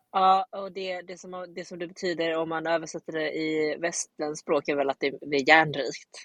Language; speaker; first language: Swedish; native; Swedish